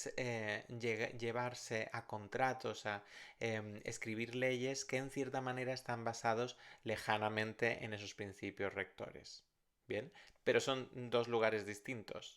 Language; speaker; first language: Spanish; native; Spanish